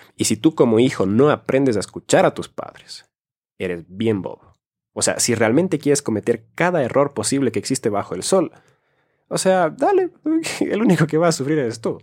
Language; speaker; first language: Spanish; early bilingual, heritage; Spanish